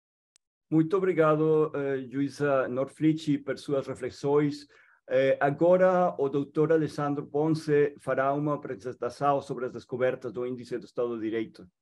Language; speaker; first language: Portuguese; non-native, fluent; Spanish